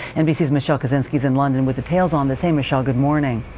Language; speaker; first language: English; native; English